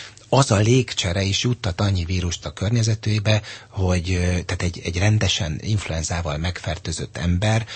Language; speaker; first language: Hungarian; native; Hungarian